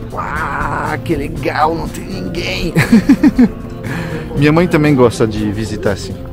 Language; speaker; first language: Portuguese; non-native, fluent; French